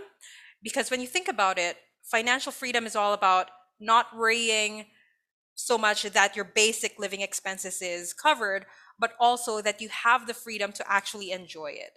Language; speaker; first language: English; non-native, local second language; Filipino